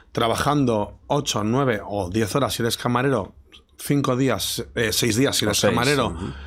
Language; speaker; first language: Spanish; native; Spanish